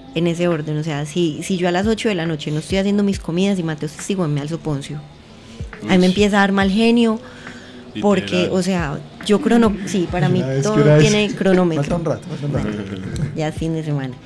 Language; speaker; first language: Spanish; native; Spanish